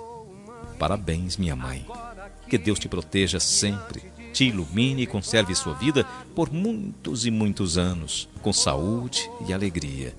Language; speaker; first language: Portuguese; native; Portuguese